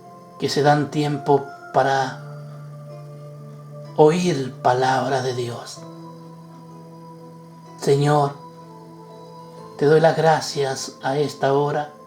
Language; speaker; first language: Spanish; native; Spanish